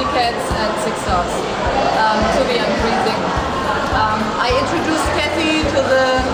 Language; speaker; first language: English; non-native, fluent; German